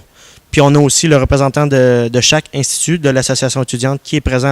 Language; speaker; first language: French; native; French